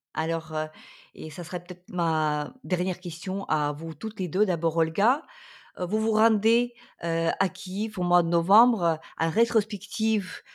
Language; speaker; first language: French; non-native, fluent; Ukrainian